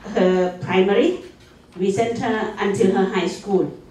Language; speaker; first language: English; non-native, fluent; Thai